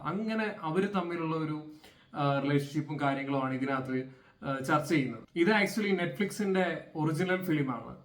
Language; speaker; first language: Malayalam; native; Malayalam